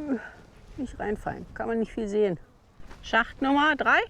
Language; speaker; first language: German; native; German